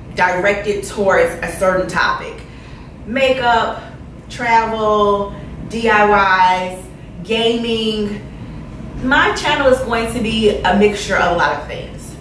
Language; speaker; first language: English; native; English